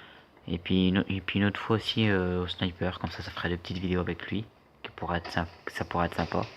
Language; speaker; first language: French; native; French